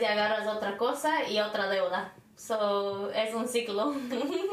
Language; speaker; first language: Spanish; early bilingual, other home language; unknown